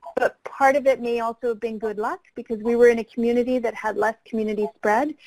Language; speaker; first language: English; native; English